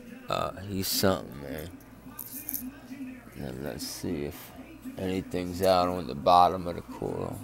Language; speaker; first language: English; native; English